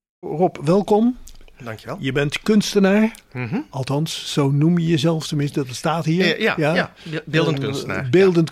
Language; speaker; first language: Dutch; native; Dutch